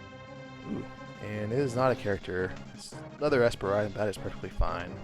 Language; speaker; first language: English; native; English